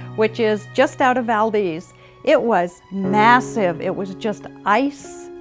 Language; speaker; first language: English; native; English